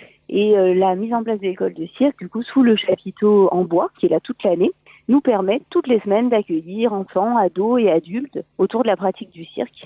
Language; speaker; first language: French; native; French